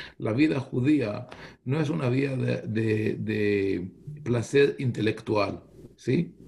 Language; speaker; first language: Spanish; non-native, fluent; Hebrew